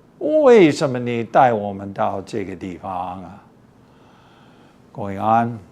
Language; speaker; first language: Chinese; early bilingual, heritage; English